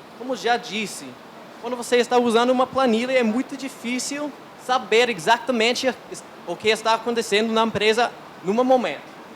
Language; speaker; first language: Portuguese; non-native, learner; English